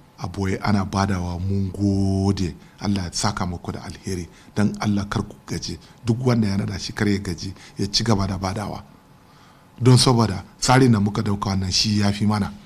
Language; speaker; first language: Hausa; non-native, local second language; Kanuri